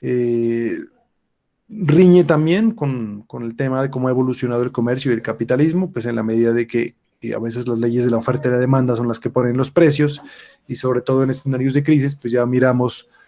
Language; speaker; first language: Spanish; native; Spanish